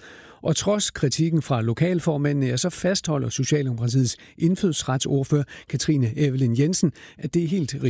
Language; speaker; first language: Danish; native; Danish